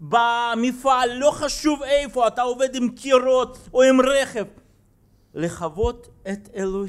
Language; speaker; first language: Hebrew; non-native, fluent; Russian